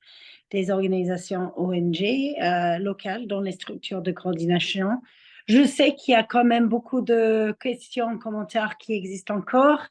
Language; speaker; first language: French; non-native, fluent; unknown